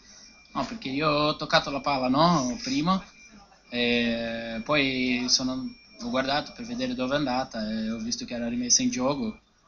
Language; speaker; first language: Italian; non-native, fluent; Portuguese